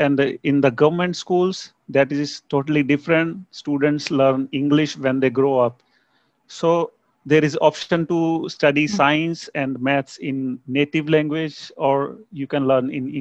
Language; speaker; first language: English; non-native, local second language; Punjabi